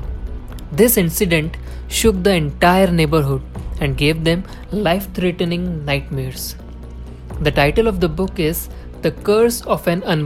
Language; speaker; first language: English; non-native, local second language; Hindi